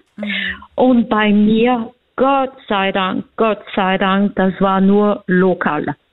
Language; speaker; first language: German; non-native, fluent; French